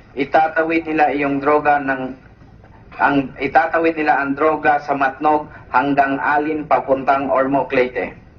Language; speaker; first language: Filipino; non-native, local second language; Cebuano